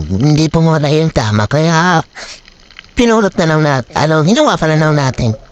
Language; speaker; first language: Filipino; non-native, local second language; Waray